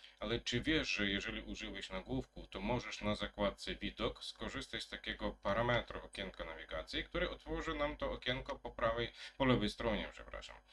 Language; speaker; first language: Polish; native; Polish